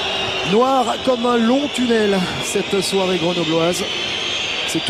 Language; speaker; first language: French; native; French